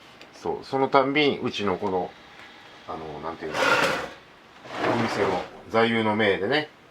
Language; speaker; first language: Japanese; native; Japanese